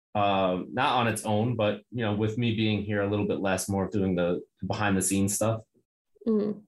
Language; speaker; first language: English; native; English